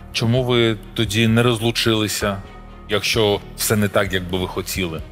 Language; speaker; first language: Ukrainian; native; Ukrainian